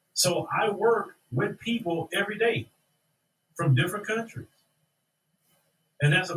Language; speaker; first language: English; native; English